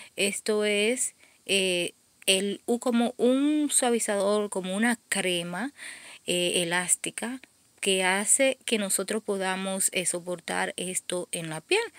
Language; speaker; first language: Spanish; native; Spanish